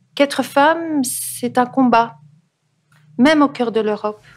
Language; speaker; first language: French; native; French